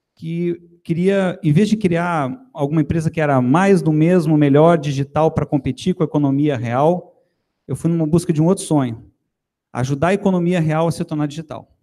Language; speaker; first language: Portuguese; native; Portuguese